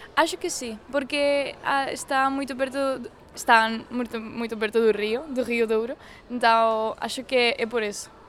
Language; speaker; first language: Portuguese; non-native, learner; Spanish